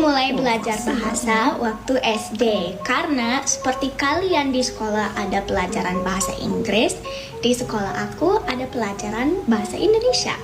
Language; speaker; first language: Indonesian; non-native, learner; English